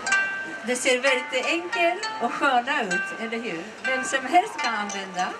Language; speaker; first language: Swedish; non-native, learner; Japanese